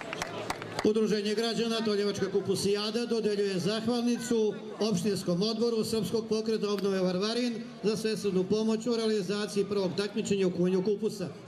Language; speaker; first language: Bosnian; native; Bosnian